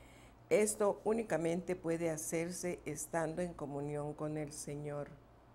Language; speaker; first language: Spanish; native; Spanish